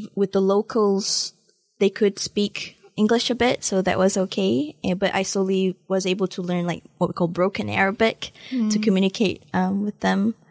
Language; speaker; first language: English; early bilingual, other home language; Malay